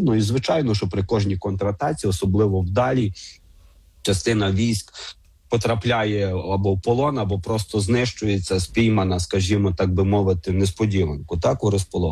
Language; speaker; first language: Ukrainian; native; Ukrainian